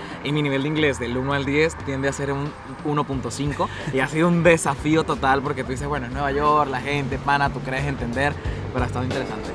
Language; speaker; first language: Spanish; native; Spanish